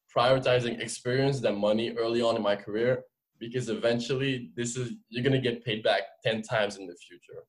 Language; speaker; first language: English; non-native, fluent; French